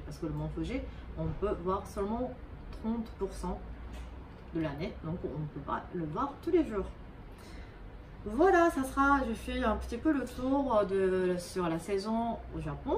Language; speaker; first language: French; non-native, fluent; Japanese